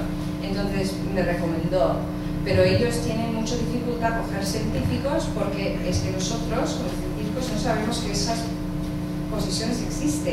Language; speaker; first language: Spanish; early bilingual, heritage; English